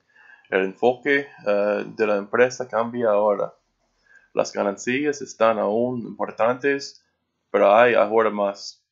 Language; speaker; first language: Spanish; non-native, learner; English